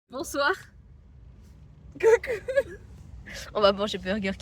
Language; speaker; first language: French; native; French